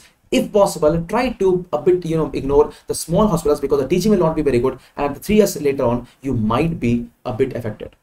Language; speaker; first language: English; non-native, local second language; Hindi